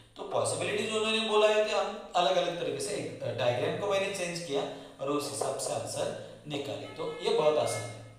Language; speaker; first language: Hindi; non-native, local second language; Marathi